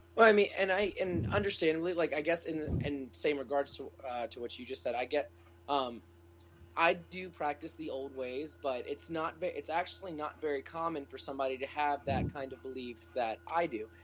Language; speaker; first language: English; native; English